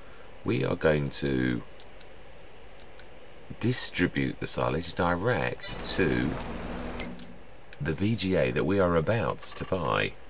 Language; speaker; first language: English; native; English